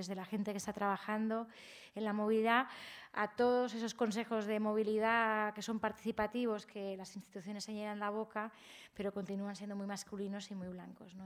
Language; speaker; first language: Spanish; native; Spanish